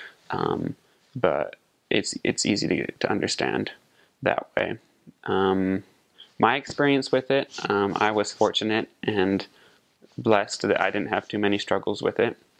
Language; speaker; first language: English; native; English